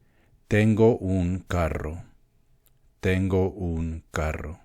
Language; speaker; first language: Spanish; early bilingual, heritage; Spanish